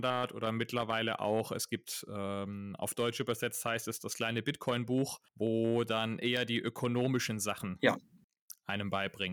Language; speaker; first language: German; native; German